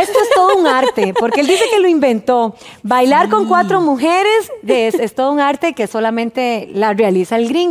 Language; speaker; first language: Spanish; native; Spanish